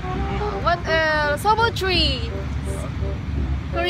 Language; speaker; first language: English; non-native, local second language; Filipino